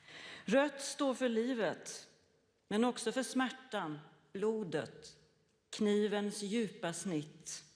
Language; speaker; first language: Swedish; native; Swedish